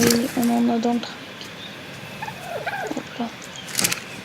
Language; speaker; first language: French; native; French